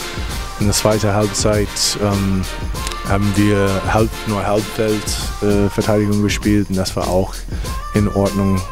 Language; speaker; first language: German; non-native, fluent; English